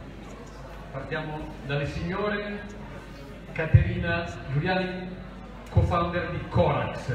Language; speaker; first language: Italian; native; Italian